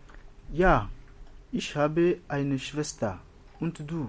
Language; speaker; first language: German; non-native, fluent; French